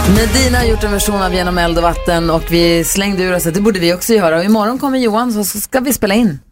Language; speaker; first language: Swedish; native; Swedish